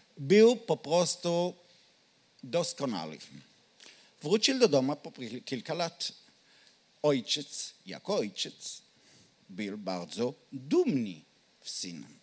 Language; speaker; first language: Polish; non-native, learner; Hebrew